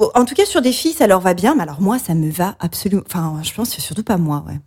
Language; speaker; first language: French; native; French